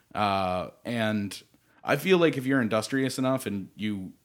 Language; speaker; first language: English; native; English